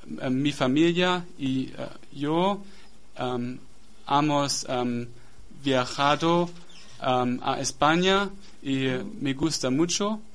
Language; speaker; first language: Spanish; non-native, learner; German